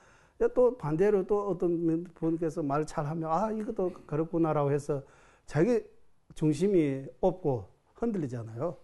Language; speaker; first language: Korean; non-native, fluent; Tibetan